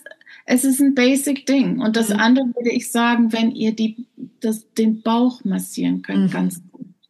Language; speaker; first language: German; non-native, fluent; English